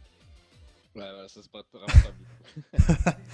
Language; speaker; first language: French; native; French